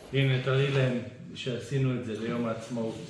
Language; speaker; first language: Hebrew; native; Hebrew